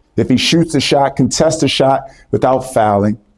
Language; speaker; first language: English; native; English